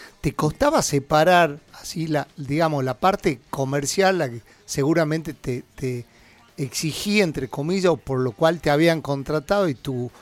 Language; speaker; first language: Spanish; native; Spanish